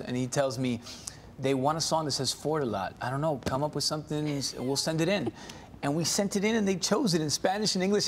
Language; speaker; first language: English; early bilingual, other home language; Spanish